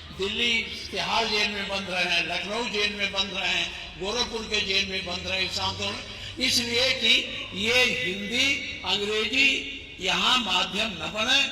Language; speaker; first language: Hindi; native; Hindi